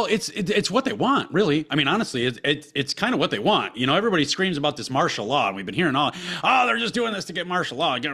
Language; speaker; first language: English; native; English